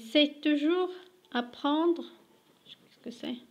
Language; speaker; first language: French; non-native, local second language; Arabic